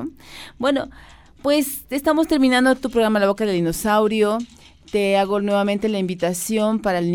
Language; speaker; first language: Spanish; native; Spanish